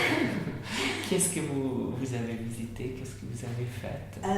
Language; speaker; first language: French; non-native, learner; Hungarian